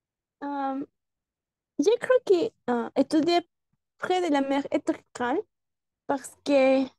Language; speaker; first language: French; non-native, learner; Spanish